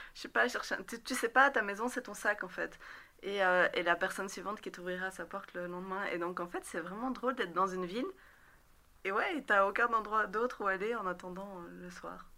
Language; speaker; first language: French; native; French